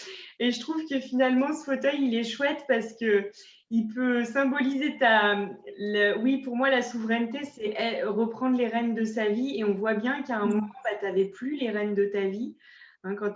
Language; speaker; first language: French; native; French